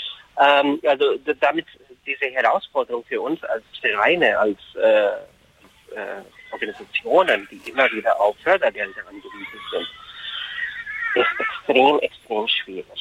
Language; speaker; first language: German; non-native, fluent; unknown